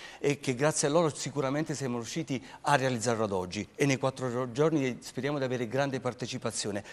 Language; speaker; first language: Italian; native; Italian